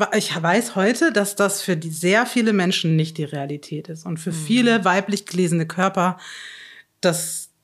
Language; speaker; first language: German; native; German